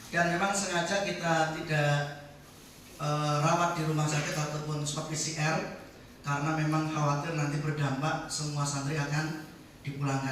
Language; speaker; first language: Indonesian; native; Indonesian